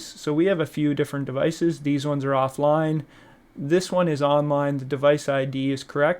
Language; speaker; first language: English; native; English